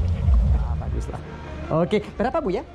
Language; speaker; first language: Indonesian; non-native, fluent; English